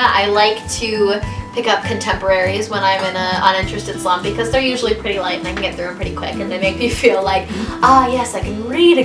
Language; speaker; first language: English; native; English